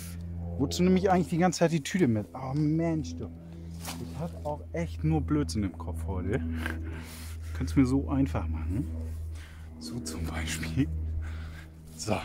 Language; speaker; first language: German; native; German